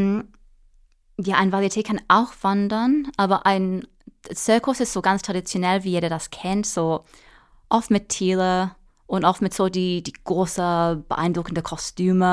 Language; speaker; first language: German; non-native, fluent; English